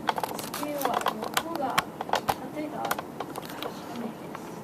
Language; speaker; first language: Japanese; non-native, learner; English